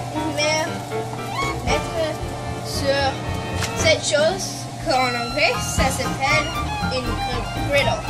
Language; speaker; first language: French; non-native, learner; English